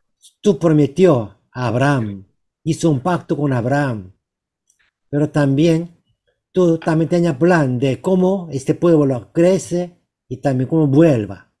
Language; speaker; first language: Spanish; non-native, learner; Korean